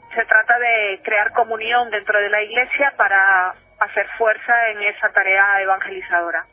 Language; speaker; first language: Spanish; native; Spanish